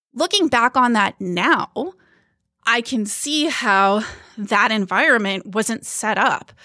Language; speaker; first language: English; early bilingual, other home language; Hindi